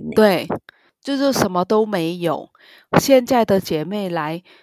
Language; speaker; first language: Chinese; non-native, fluent; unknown